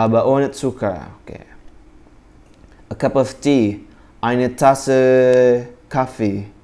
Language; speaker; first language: German; non-native, learner; Indonesian